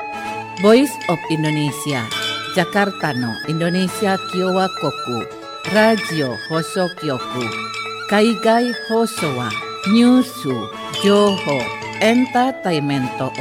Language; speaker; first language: Japanese; non-native, fluent; Indonesian